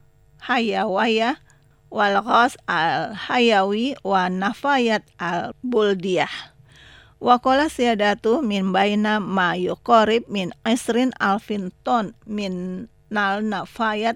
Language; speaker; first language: Arabic; non-native, fluent; Indonesian